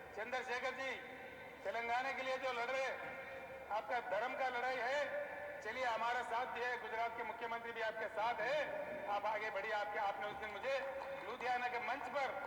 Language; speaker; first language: Hindi; non-native, local second language; Telugu